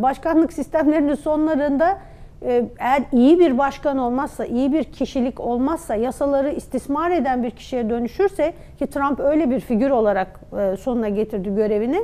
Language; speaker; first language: Turkish; native; Turkish